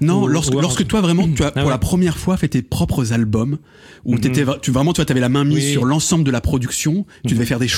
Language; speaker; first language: French; native; French